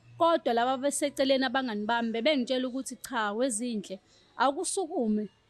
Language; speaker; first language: Zulu; native; Zulu